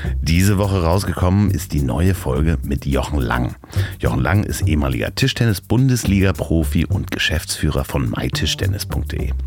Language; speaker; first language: German; native; German